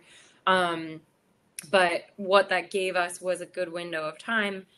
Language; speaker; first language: English; native; English